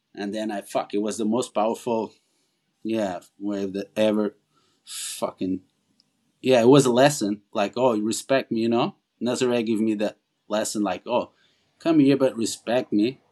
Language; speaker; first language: English; non-native, fluent; Portuguese